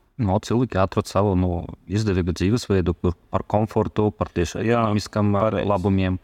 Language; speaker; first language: Latvian; non-native, local second language; Russian